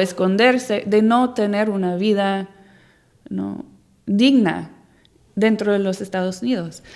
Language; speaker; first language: Spanish; non-native, fluent; English